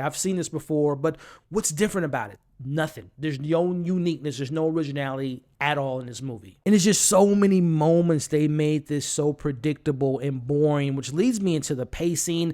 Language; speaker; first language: English; native; English